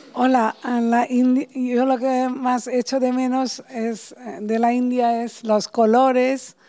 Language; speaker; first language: Spanish; non-native, fluent; Bangla